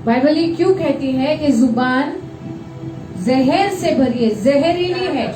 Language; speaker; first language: Hindi; non-native, local second language; Marathi